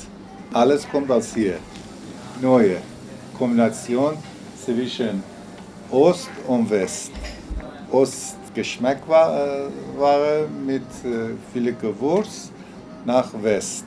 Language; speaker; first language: German; non-native, learner; Persian